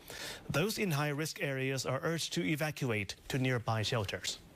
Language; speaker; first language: English; non-native, fluent; Thai